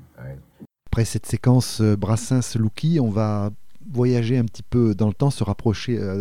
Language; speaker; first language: French; native; French